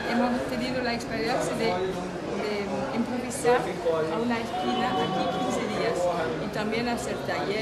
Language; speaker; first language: Spanish; non-native, learner; French